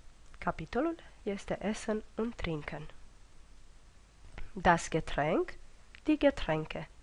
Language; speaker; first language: German; non-native, fluent; Romanian